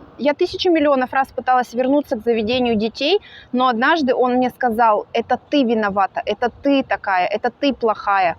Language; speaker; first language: Russian; native; Russian